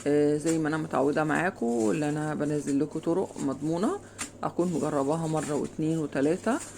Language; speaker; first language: Arabic; native; Arabic